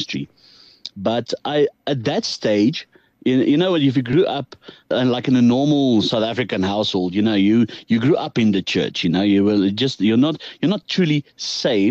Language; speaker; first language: English; non-native, local second language; Afrikaans